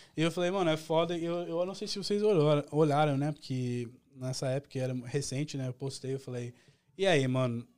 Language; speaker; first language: Portuguese; early bilingual, heritage; Portuguese